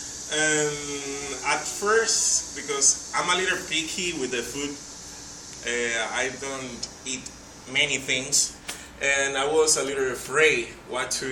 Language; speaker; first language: English; non-native, fluent; Spanish